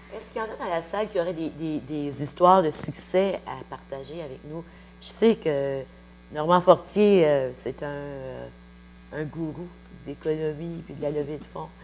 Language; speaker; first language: French; native; French